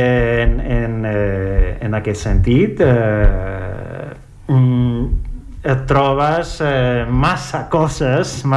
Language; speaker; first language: Catalan; non-native, local second language; Spanish